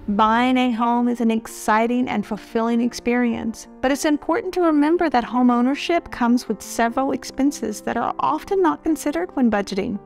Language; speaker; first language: English; native; English